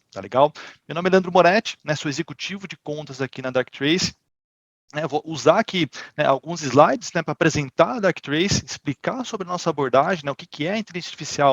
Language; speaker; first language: Portuguese; native; Portuguese